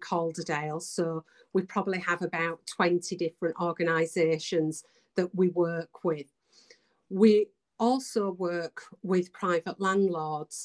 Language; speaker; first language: English; native; English